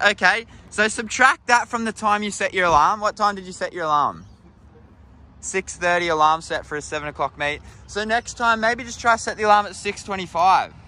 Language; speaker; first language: English; native; English